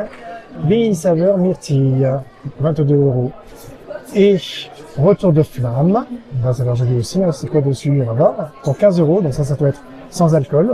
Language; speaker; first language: French; native; French